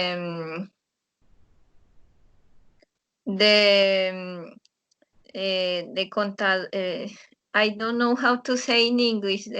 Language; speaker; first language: English; non-native, learner; Spanish